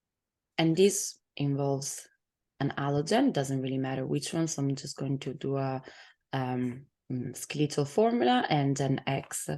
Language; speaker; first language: English; non-native, fluent; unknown